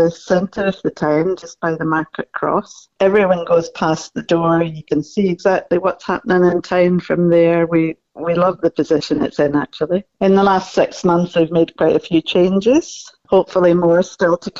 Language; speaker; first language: English; native; English